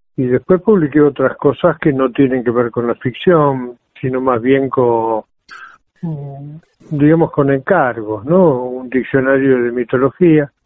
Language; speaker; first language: Spanish; native; Spanish